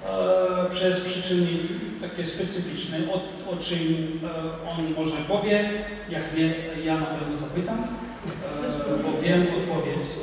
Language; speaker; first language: Polish; non-native, fluent; Georgian